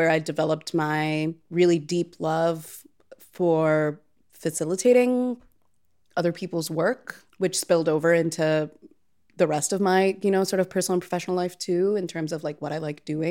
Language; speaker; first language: English; non-native, local second language; Telugu